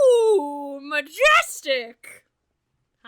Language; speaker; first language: English; native; English